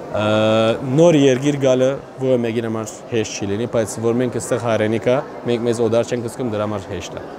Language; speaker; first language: Armenian; early bilingual, heritage; Armenian